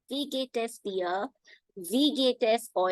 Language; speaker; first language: German; non-native, fluent; Hindi